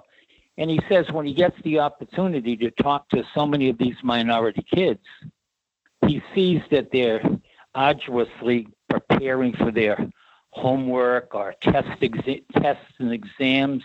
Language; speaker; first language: English; native; English